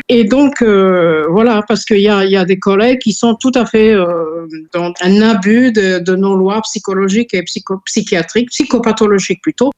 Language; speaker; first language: French; non-native, fluent; Serbian